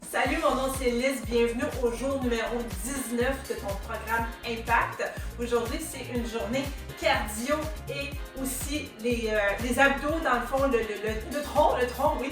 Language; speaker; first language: French; native; French